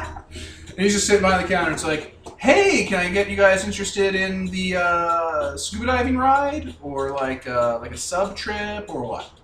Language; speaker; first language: English; native; English